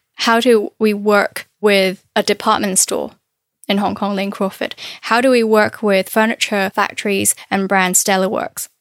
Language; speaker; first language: English; non-native, fluent; Chinese